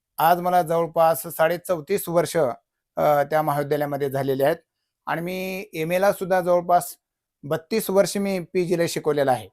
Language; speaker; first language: Marathi; native; Marathi